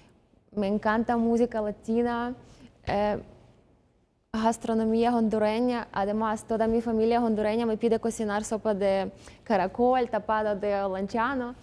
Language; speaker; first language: Spanish; non-native, fluent; Ukrainian